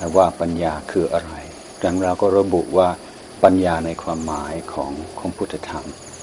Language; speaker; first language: Thai; non-native, fluent; English